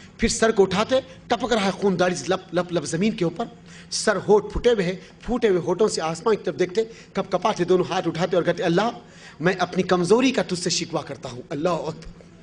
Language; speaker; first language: Urdu; native; Urdu